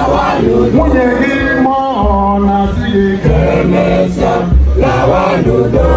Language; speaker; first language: Igbo; native; Igbo